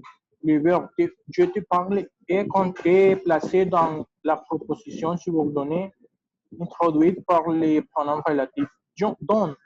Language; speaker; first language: French; non-native, learner; Spanish